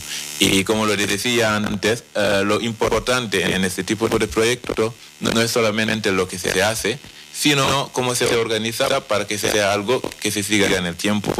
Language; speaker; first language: Spanish; non-native, fluent; Wolof